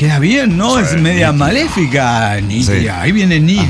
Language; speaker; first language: Spanish; native; Spanish